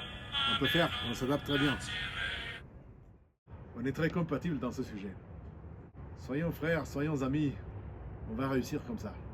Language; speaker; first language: French; non-native, fluent; Spanish